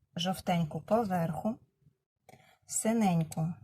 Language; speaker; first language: Ukrainian; non-native, local second language; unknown